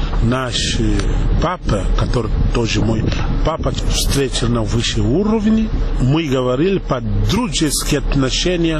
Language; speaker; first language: Russian; non-native, learner; Portuguese